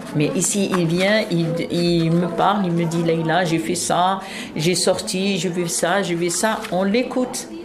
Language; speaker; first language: French; non-native, local second language; Arabic